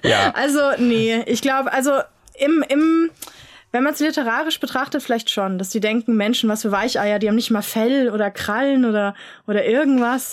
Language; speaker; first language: German; native; German